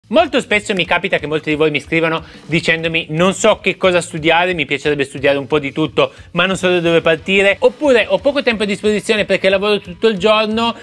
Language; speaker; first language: Italian; native; Italian